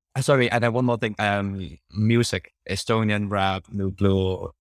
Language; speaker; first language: English; non-native, local second language; Cantonese